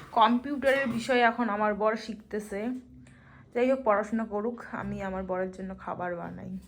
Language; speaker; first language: Bangla; non-native, local second language; Rangpuri